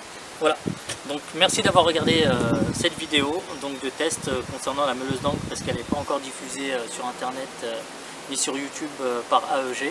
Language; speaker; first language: French; native; French